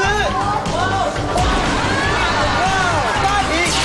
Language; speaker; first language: Chinese; native; Chinese